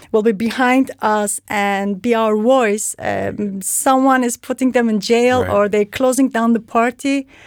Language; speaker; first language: English; non-native, fluent; Turkish